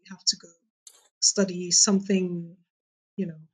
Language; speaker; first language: English; non-native, local second language; Yoruba